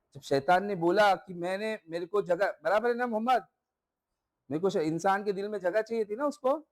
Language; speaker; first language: Hindi; non-native, local second language; Marathi